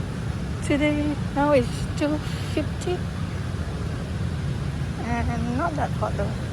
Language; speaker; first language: English; non-native, learner; Indonesian